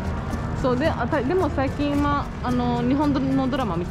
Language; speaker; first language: Japanese; non-native, fluent; Portuguese